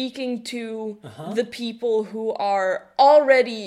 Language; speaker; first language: English; non-native, fluent; Dutch